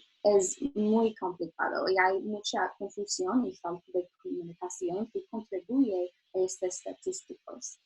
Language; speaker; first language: Spanish; non-native, learner; English